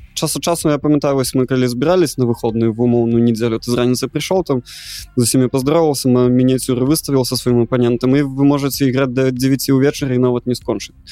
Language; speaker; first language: Belarusian; non-native, local second language; Russian